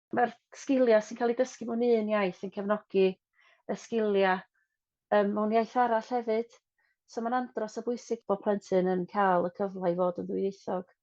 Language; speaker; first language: Welsh; non-native, local second language; English